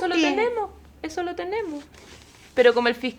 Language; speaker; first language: Spanish; native; Spanish